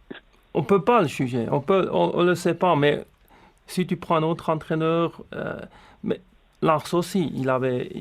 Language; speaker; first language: French; non-native, local second language; Swiss German